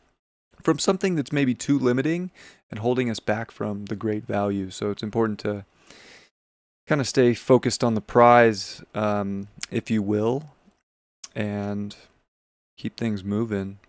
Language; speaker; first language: English; native; English